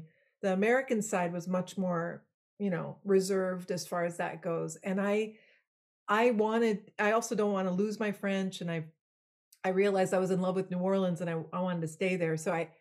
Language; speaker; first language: English; non-native, fluent; French